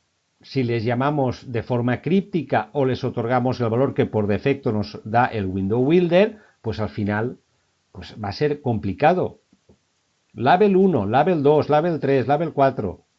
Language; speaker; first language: Spanish; native; Spanish